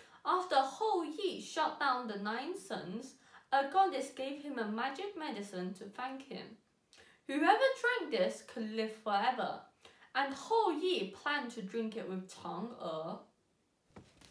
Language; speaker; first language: English; early bilingual, other home language; Chinese